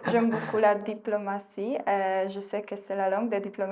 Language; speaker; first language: French; non-native, learner; Polish